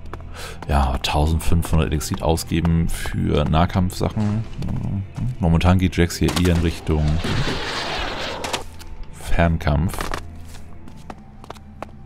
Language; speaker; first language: German; native; German